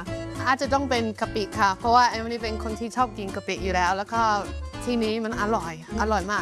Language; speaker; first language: Thai; non-native, fluent; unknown